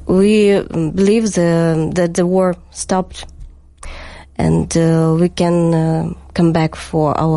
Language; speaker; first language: English; non-native, learner; Ukrainian